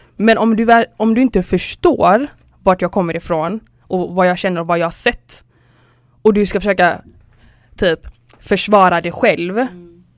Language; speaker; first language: Swedish; early bilingual, other home language; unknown